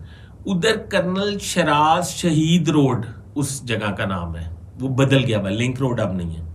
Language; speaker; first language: Urdu; native; Urdu